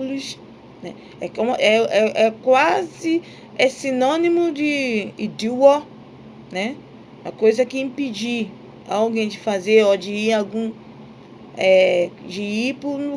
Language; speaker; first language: Portuguese; non-native, fluent; Yoruba